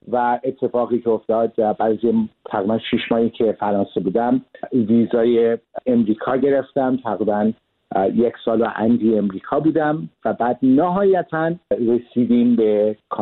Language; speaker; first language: Persian; early bilingual, heritage; Persian